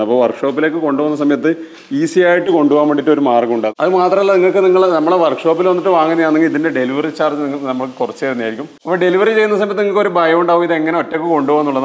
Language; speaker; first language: Malayalam; native; Malayalam